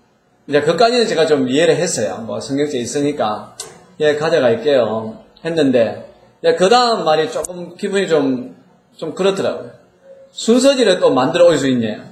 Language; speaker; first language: Korean; native; Korean